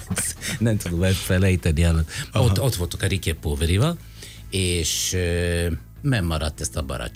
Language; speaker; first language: Hungarian; non-native, fluent; Italian